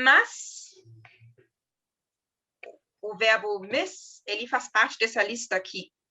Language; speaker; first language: Portuguese; non-native, fluent; German